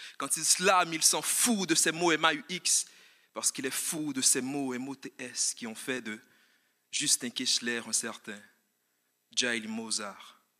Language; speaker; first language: French; non-native, local second language; Haitian Creole